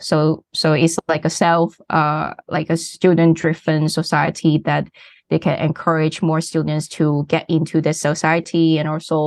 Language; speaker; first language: English; non-native, local second language; Cantonese